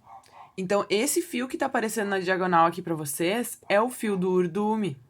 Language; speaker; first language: Portuguese; native; Portuguese